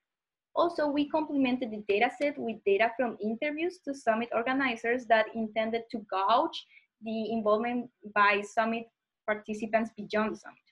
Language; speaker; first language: English; non-native, fluent; Spanish